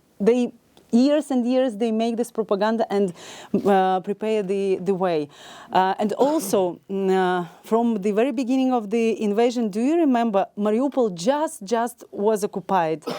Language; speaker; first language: English; non-native, learner; Ukrainian